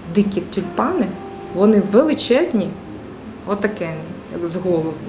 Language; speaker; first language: Ukrainian; non-native, fluent; Tajik